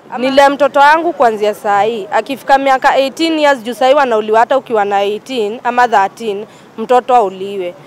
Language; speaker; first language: Swahili; native; Swahili